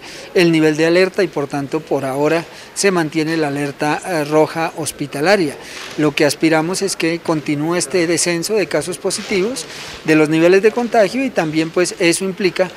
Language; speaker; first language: Spanish; native; Spanish